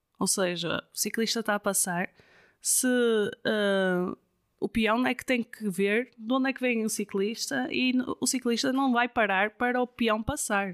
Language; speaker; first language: Portuguese; non-native, fluent; Dutch